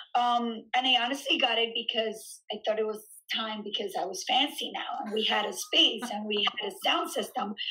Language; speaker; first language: English; early bilingual, other home language; Spanish